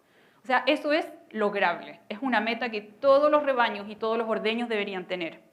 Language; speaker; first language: Spanish; native; Spanish